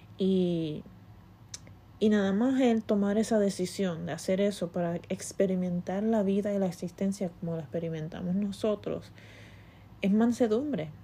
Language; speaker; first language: Spanish; early bilingual, heritage; Spanish